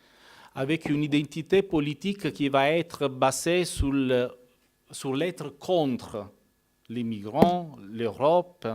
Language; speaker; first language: French; non-native, fluent; Italian